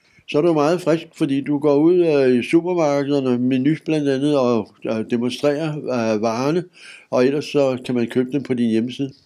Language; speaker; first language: Danish; native; Danish